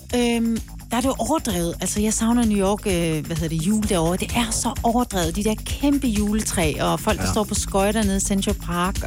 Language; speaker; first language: Danish; native; Danish